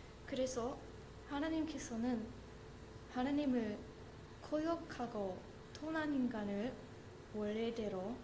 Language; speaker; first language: Korean; non-native, learner; English